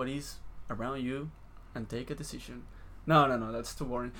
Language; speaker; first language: English; non-native, fluent; Spanish